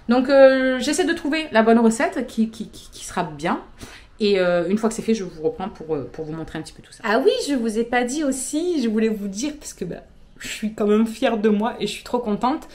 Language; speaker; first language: French; native; French